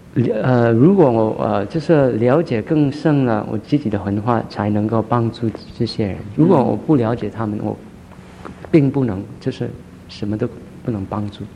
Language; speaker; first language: Chinese; early bilingual, heritage; Chinese